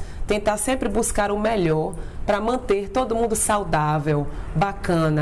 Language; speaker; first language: Portuguese; native; Portuguese